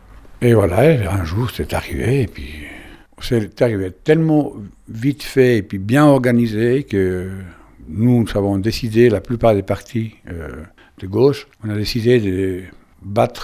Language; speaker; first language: French; non-native, fluent; Spanish